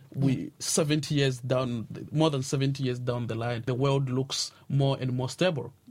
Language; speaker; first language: English; non-native, local second language; Tsonga